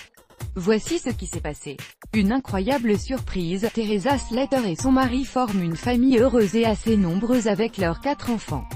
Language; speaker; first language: French; native; French